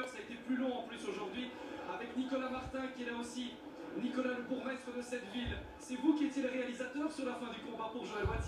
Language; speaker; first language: French; native; French